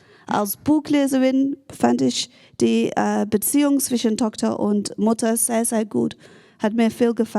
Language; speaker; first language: German; non-native, fluent; English